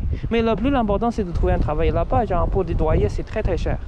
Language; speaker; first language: French; early bilingual, other home language; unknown